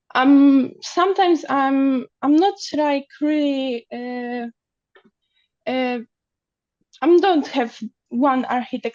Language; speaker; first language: English; non-native, learner; Polish